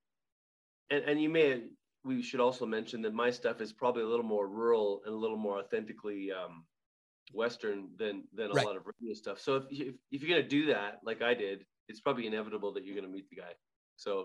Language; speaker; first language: English; native; English